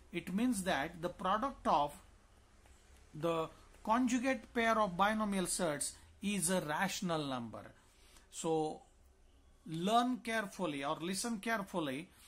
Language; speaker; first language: English; non-native, local second language; Marathi